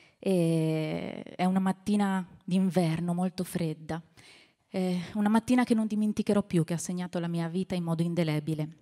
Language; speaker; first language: Italian; native; Italian